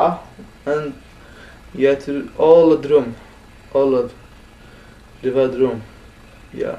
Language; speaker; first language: Norwegian; non-native, learner; Kurdish